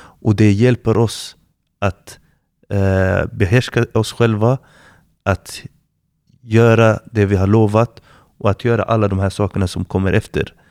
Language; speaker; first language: Swedish; non-native, fluent; Arabic